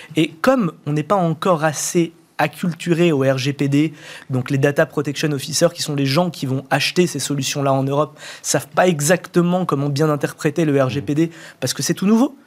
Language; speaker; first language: French; native; French